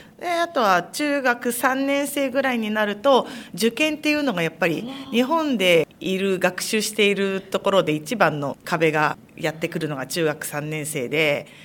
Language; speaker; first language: Japanese; native; Japanese